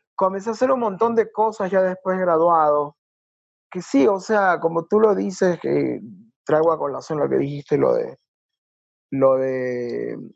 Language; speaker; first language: Spanish; native; Spanish